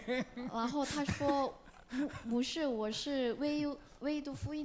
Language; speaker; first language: Chinese; non-native, learner; Korean